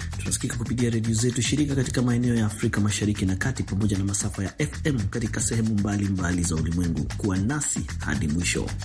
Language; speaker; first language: Swahili; non-native, local second language; Kikuyu